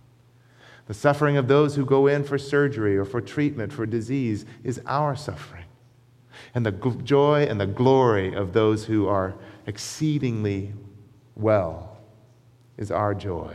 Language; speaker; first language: English; native; English